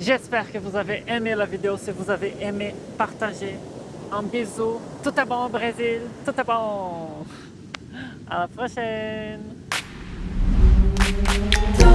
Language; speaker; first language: French; non-native, fluent; Portuguese